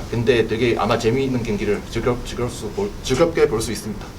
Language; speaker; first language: Korean; non-native, learner; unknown